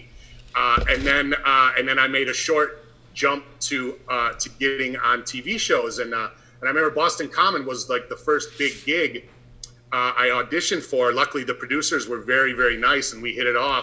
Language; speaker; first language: English; native; English